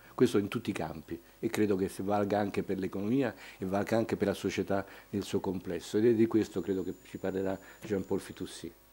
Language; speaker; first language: Italian; native; Italian